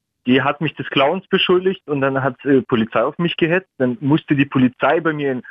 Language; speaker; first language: German; early bilingual, other home language; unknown